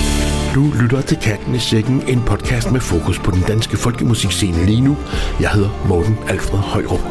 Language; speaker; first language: Danish; native; Danish